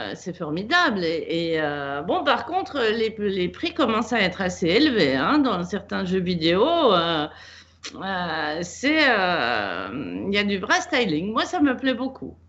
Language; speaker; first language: French; native; French